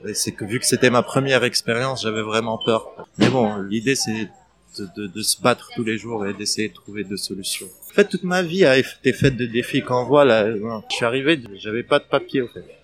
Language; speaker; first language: French; non-native, fluent; Arabic